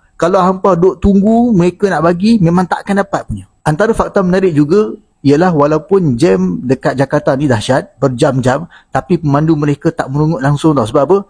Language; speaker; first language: Malay; native; Malay